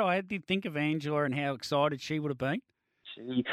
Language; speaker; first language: English; native; English